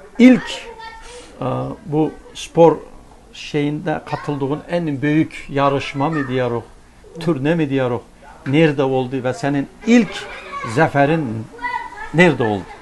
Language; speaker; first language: Turkish; early bilingual, heritage; Turkish